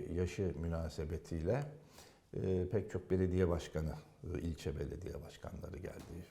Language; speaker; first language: Turkish; native; Turkish